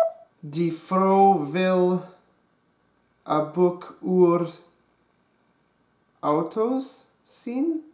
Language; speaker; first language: Dutch; non-native, learner; English